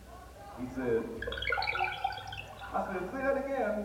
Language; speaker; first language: English; native; English